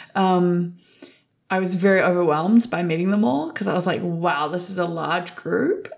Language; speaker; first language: English; native; English